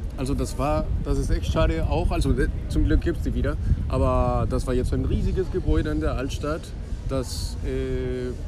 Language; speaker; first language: German; non-native, fluent; Spanish